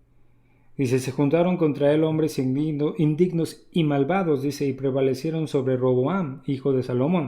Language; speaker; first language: Spanish; native; Spanish